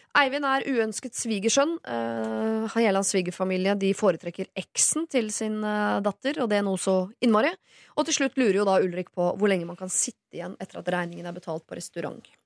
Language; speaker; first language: Norwegian; native; Norwegian